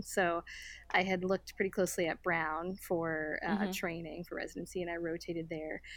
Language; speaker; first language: English; native; English